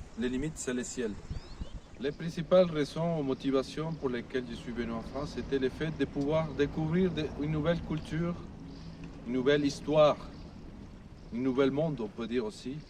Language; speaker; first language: French; non-native, fluent; Spanish